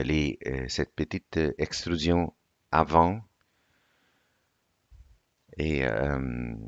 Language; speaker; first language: French; non-native, fluent; Italian